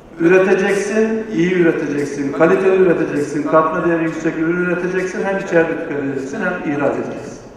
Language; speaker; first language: Turkish; native; Turkish